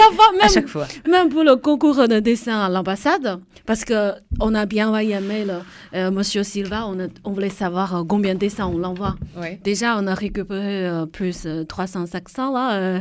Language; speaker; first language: French; non-native, fluent; Chinese